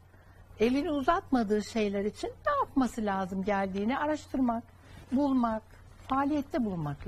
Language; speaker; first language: Turkish; native; Turkish